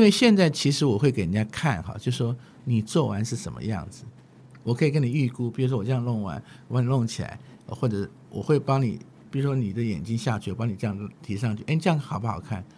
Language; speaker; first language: Chinese; native; Chinese